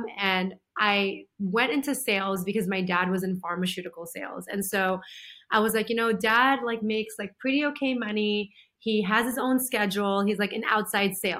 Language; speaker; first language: English; native; English